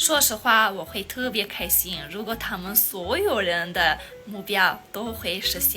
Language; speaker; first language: Chinese; non-native, fluent; Armenian